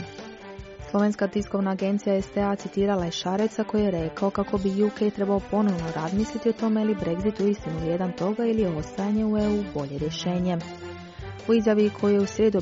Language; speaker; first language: Croatian; native; Croatian